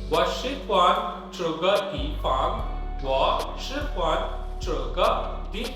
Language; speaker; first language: Chinese; non-native, learner; Urdu